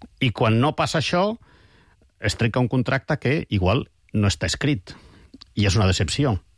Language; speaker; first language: Catalan; non-native, local second language; Spanish